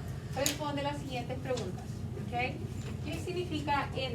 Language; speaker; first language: Spanish; non-native, fluent; English